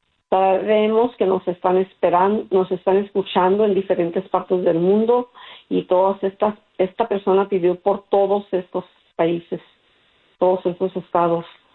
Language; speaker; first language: Spanish; early bilingual, heritage; Spanish